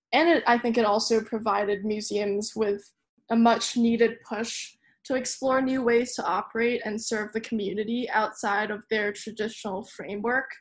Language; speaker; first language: English; non-native, local second language; Cantonese